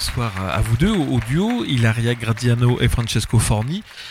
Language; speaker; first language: French; native; French